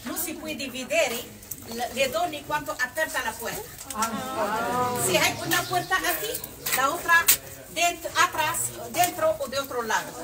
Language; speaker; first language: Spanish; non-native, learner; Arabic